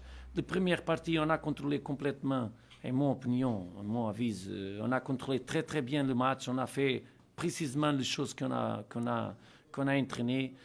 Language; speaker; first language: French; non-native, learner; Portuguese